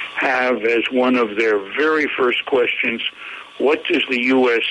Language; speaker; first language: English; native; English